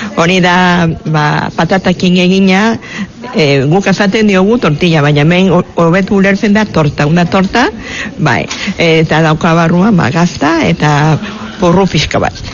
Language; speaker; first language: Basque; non-native, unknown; Spanish